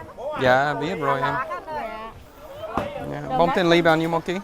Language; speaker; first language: Vietnamese; non-native, learner; English